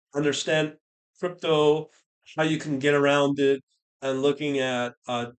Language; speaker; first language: English; native; English